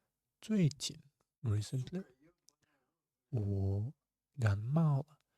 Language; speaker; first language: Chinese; non-native, fluent; Russian